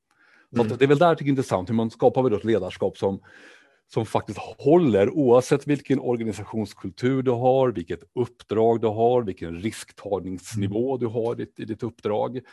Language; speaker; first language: Swedish; native; Swedish